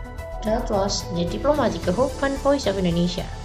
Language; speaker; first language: Dutch; non-native, fluent; Indonesian